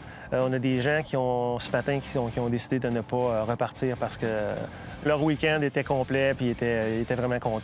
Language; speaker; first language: French; native; French